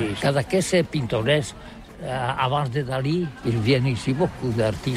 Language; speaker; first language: French; non-native, learner; Catalan